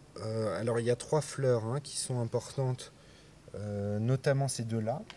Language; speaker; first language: French; native; French